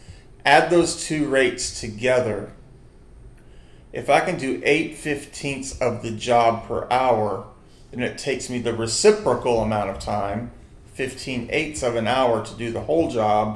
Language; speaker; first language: English; native; English